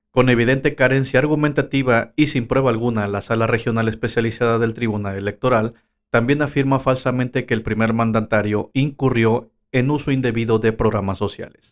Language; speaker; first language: Spanish; native; Spanish